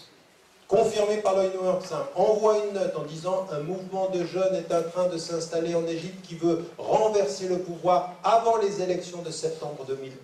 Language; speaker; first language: French; native; French